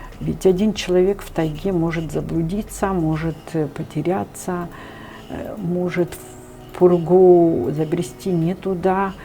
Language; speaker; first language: Russian; non-native, local second language; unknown